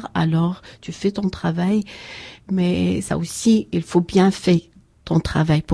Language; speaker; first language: French; non-native, learner; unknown